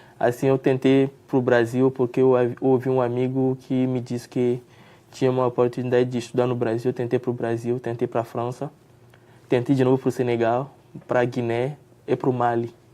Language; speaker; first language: Portuguese; non-native, fluent; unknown